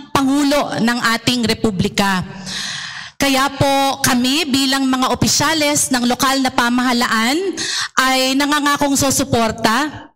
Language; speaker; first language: Filipino; native; Filipino